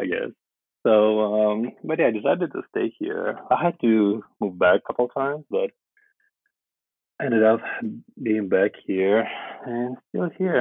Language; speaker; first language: English; non-native, fluent; Russian